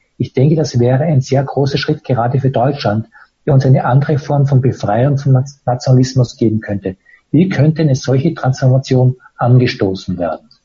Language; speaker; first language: German; native; German